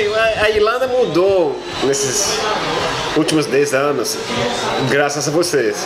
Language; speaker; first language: Portuguese; non-native, fluent; English